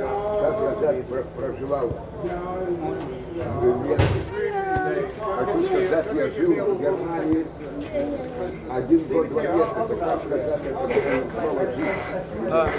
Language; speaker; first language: Russian; non-native, fluent; Lithuanian